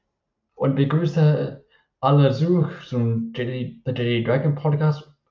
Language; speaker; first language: German; non-native, learner; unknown